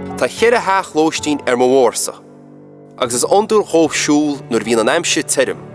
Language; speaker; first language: Irish; native; Irish